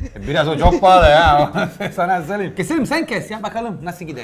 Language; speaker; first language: Turkish; non-native, fluent; Italian